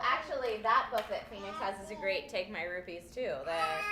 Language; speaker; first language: English; native; English